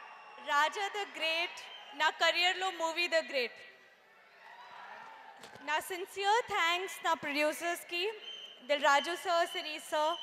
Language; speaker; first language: Telugu; non-native, learner; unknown